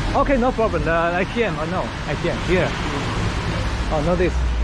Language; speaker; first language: English; non-native, learner; Chinese